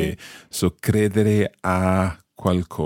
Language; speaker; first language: Italian; non-native, fluent; English